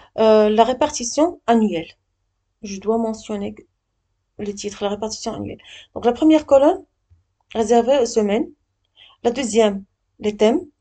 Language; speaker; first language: French; non-native, local second language; Arabic